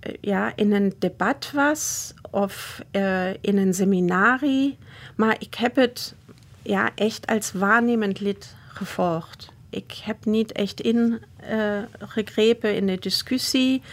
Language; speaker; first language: Dutch; non-native, fluent; German